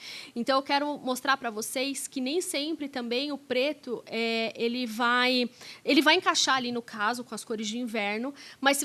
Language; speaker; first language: Portuguese; native; Portuguese